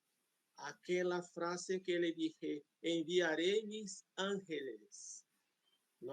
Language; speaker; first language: Spanish; non-native, fluent; Portuguese